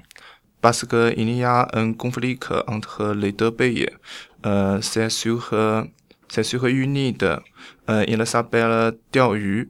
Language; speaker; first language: French; non-native, learner; Chinese